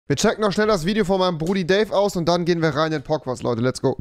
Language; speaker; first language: German; native; German